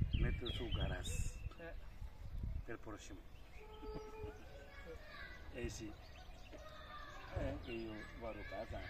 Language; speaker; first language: Italian; non-native, learner; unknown